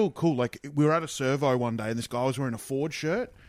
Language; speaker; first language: English; native; English